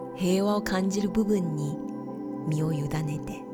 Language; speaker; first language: Japanese; native; Japanese